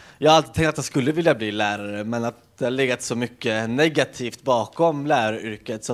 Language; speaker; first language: Swedish; native; Swedish